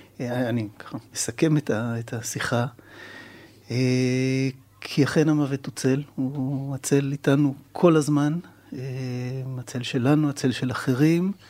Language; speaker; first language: Hebrew; native; Hebrew